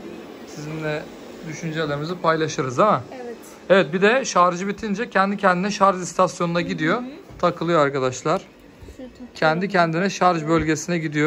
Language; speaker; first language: Turkish; native; Turkish